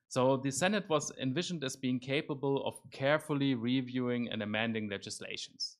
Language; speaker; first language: English; non-native, fluent; German